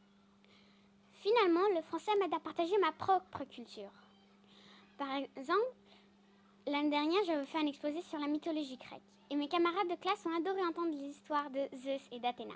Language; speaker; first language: French; non-native, fluent; Greek